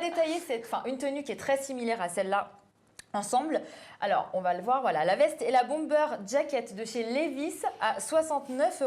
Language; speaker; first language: French; native; French